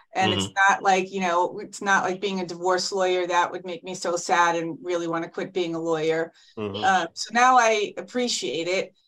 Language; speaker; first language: English; native; English